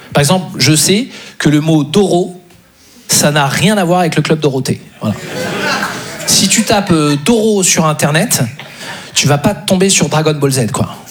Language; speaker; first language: French; native; French